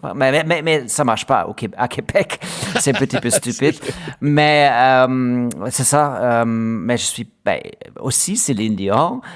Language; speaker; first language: French; non-native, learner; German